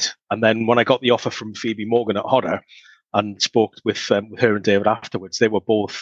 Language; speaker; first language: English; native; English